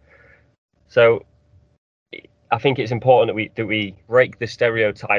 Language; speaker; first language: English; native; English